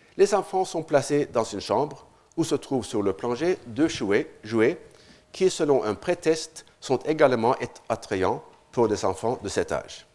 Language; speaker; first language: French; non-native, fluent; Norwegian